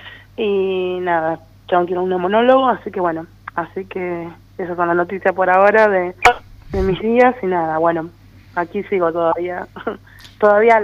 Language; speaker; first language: Spanish; native; Spanish